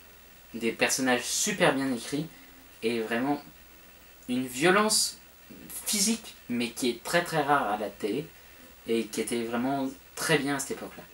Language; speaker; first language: French; native; French